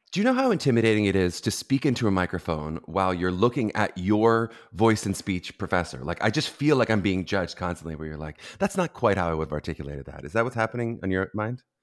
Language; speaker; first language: English; native; English